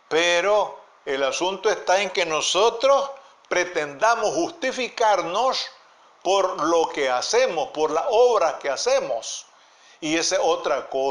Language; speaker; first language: Spanish; native; Spanish